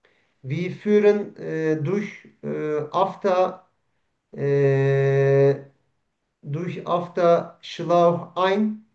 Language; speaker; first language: German; non-native, learner; Turkish